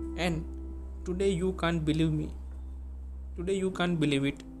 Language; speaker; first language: English; non-native, local second language; Gujarati